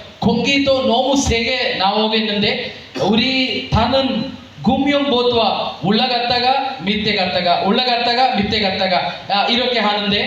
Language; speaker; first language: Korean; non-native, learner; Telugu